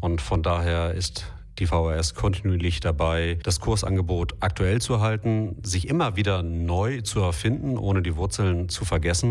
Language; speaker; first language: German; native; German